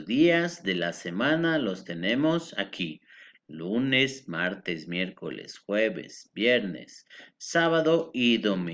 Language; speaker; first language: Spanish; native; Spanish